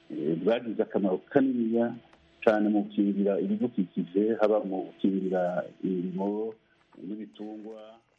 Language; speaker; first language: Rundi; native; Rundi